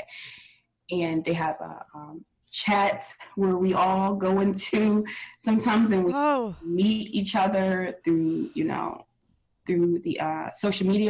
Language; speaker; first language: English; native; English